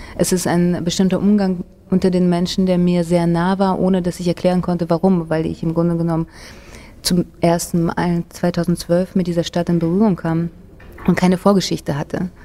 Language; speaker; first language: German; early bilingual, other home language; Russian